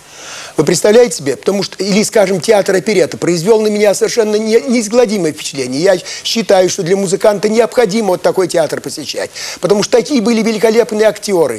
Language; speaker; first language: Russian; native; Russian